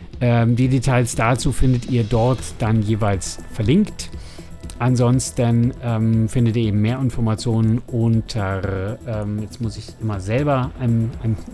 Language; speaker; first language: German; native; German